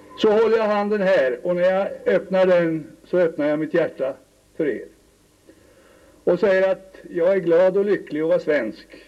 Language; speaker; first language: Swedish; native; Swedish